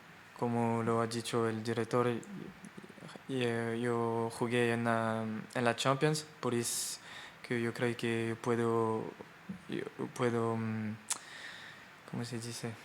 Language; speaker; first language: Spanish; non-native, fluent; French